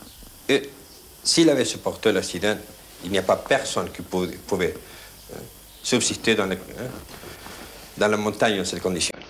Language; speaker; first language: French; non-native, fluent; Spanish